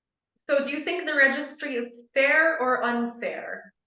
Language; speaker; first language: English; non-native, local second language; Arabic